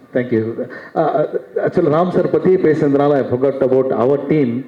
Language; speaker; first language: Tamil; native; Tamil